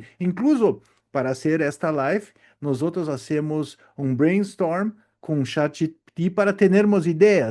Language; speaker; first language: Spanish; non-native, learner; Portuguese